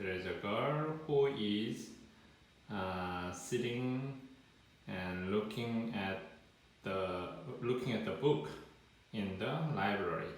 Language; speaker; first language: English; non-native, fluent; Korean